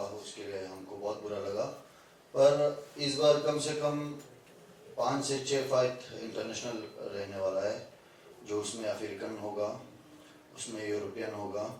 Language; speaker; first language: Hindi; non-native, fluent; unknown